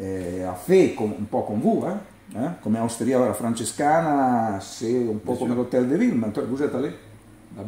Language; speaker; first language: French; non-native, learner; Italian